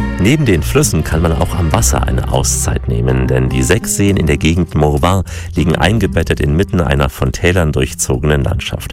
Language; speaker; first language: German; native; German